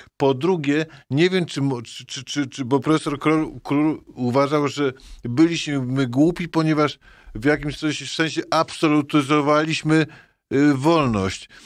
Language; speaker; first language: Polish; native; Polish